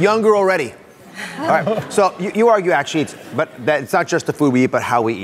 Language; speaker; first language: English; native; English